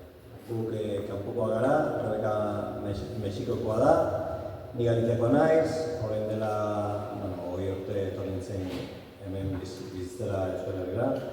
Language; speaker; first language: Basque; non-native, learner; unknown